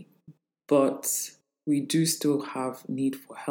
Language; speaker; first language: English; native; English